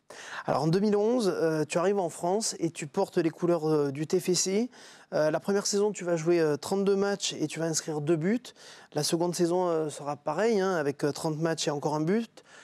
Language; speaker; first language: French; native; French